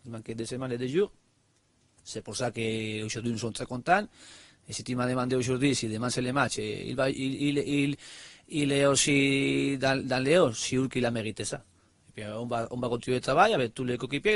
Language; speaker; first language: French; non-native, learner; Spanish